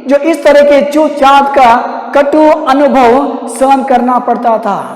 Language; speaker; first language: Hindi; non-native, local second language; Kannada